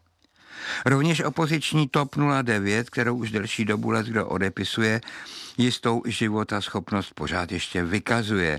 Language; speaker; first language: Czech; native; Czech